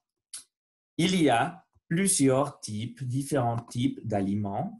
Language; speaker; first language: French; non-native, learner; Spanish